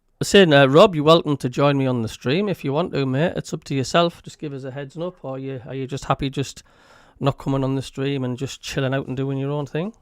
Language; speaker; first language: English; native; English